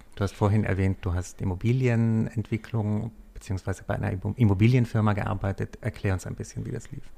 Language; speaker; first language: German; native; German